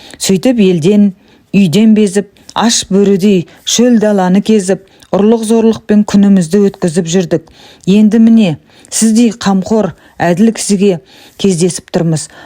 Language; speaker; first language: Kazakh; native; Kazakh